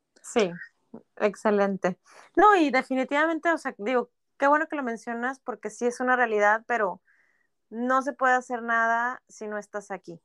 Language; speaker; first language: Spanish; native; Spanish